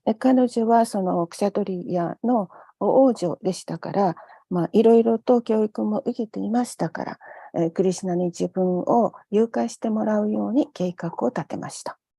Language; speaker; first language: Japanese; native; Japanese